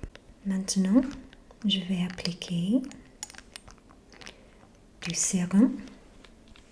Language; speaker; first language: French; non-native, fluent; English